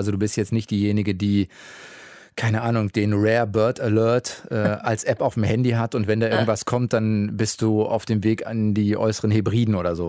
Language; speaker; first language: German; native; German